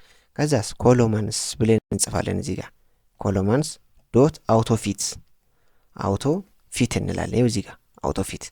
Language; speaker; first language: Amharic; native; Amharic